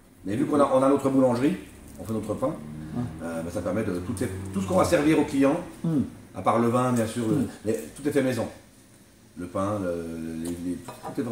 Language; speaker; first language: French; native; French